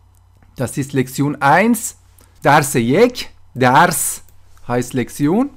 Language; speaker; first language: German; non-native, fluent; Persian